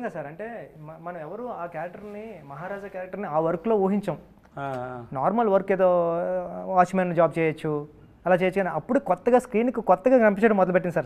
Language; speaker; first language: Telugu; native; Telugu